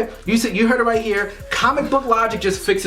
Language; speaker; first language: English; native; English